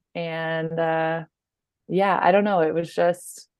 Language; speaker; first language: English; native; English